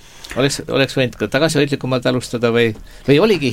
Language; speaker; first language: Estonian; native; Estonian